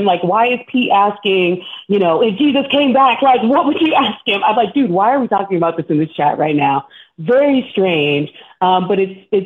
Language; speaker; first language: English; native; English